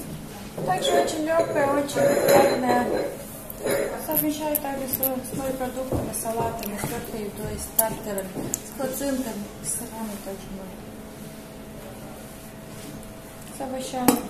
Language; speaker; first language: Russian; non-native, local second language; Romanian